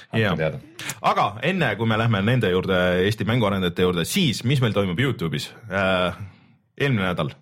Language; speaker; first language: Estonian; native; Estonian